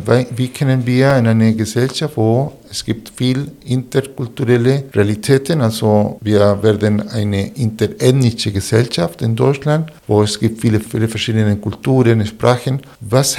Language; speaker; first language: German; non-native, fluent; Spanish